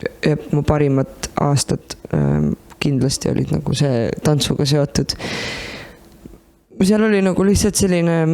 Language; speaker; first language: Estonian; native; Estonian